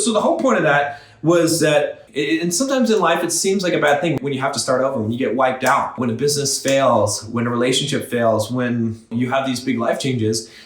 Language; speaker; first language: English; native; English